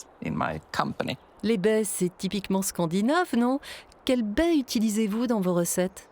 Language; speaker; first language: French; native; French